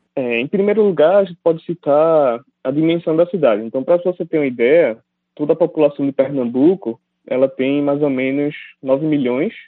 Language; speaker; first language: Portuguese; native; Portuguese